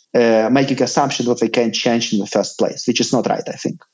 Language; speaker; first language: English; non-native, fluent; Lithuanian